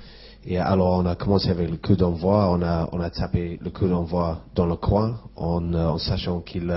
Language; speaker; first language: French; non-native, fluent; English